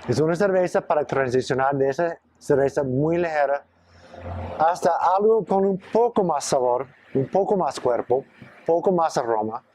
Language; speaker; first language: Spanish; non-native, fluent; English